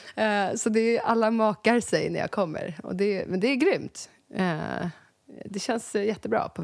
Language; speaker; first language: Swedish; native; Swedish